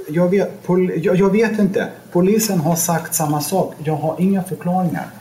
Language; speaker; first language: Swedish; non-native, learner; Lithuanian